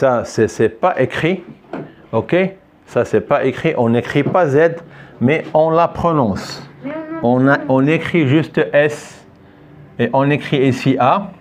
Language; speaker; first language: French; non-native, fluent; Arabic